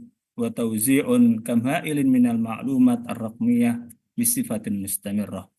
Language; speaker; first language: Arabic; non-native, fluent; Indonesian